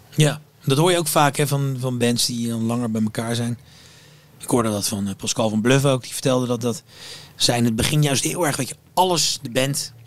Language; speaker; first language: Dutch; native; Dutch